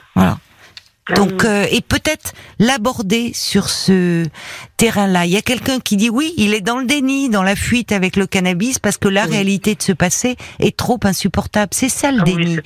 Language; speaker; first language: French; native; French